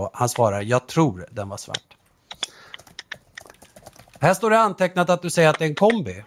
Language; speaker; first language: Swedish; native; Swedish